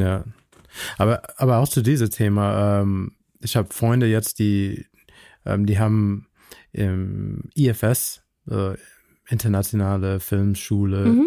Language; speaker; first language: German; non-native, fluent; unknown